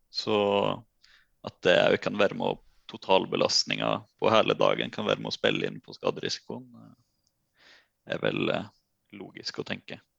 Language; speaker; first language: Norwegian; native; Norwegian